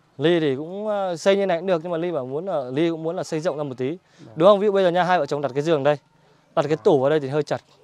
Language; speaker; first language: Vietnamese; native; Vietnamese